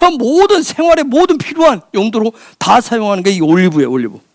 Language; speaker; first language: Korean; native; Korean